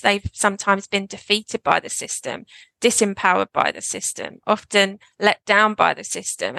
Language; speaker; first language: English; native; English